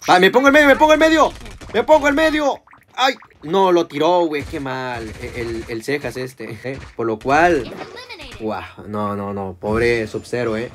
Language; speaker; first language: Spanish; native; Spanish